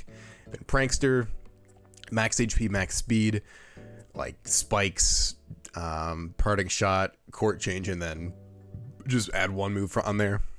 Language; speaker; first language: English; native; English